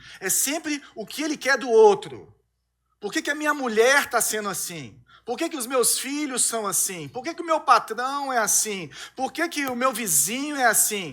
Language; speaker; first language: Portuguese; native; Portuguese